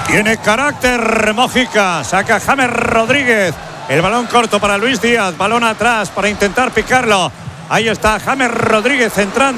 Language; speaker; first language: Spanish; native; Spanish